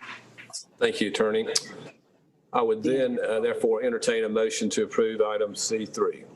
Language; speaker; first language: English; native; English